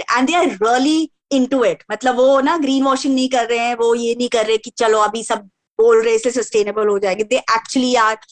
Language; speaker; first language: Hindi; native; Hindi